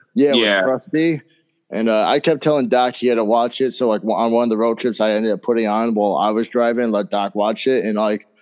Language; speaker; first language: English; native; English